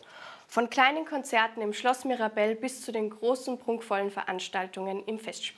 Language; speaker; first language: German; native; German